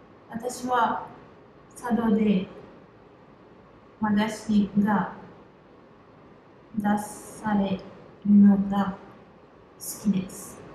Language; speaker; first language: Japanese; non-native, learner; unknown